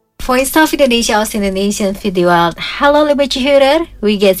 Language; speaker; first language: German; non-native, fluent; Indonesian